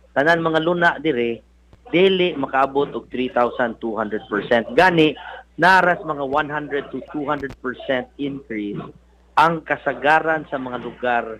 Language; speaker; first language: Cebuano; native; Cebuano